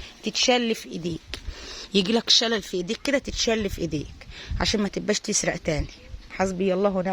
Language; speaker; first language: Arabic; native; Arabic